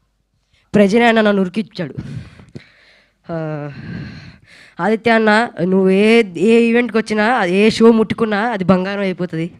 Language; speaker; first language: Telugu; native; Telugu